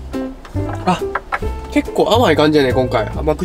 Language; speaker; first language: Japanese; native; Japanese